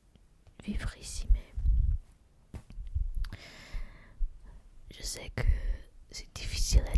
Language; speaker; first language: French; non-native, learner; English